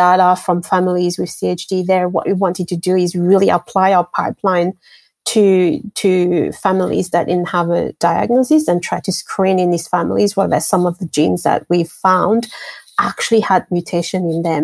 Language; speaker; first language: English; non-native, fluent; French